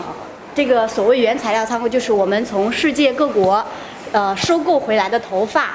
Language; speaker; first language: Chinese; native; Chinese